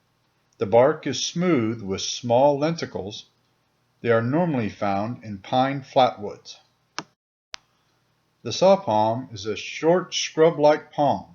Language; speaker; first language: English; native; English